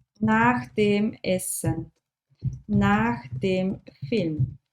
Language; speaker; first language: German; non-native, fluent; Turkish